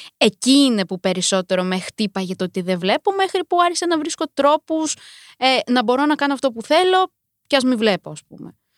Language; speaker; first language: Greek; early bilingual, other home language; Romanian